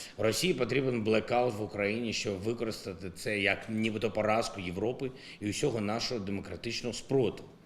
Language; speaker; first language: Ukrainian; non-native, local second language; Russian